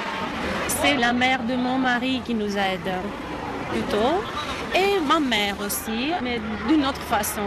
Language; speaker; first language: French; non-native, fluent; Greek